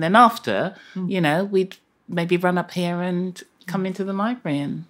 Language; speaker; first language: English; native; English